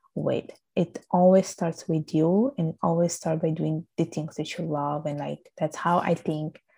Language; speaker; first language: English; non-native, fluent; Italian